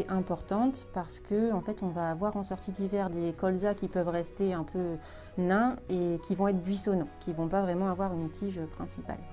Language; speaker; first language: French; native; French